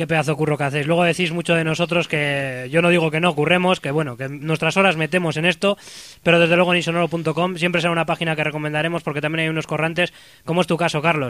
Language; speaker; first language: Spanish; native; Spanish